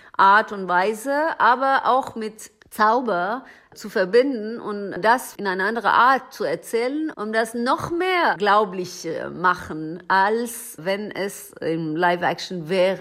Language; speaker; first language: German; non-native, learner; Persian